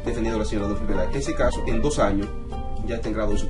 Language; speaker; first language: Spanish; native; Spanish